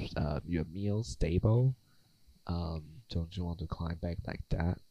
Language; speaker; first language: English; non-native, fluent; Chinese